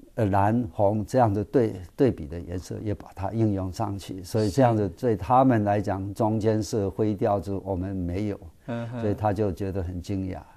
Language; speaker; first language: Chinese; native; Chinese